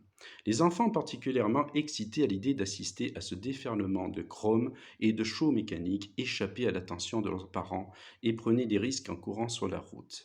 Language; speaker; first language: French; native; French